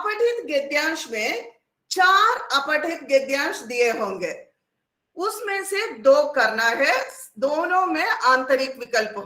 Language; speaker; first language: Hindi; non-native, fluent; Malayalam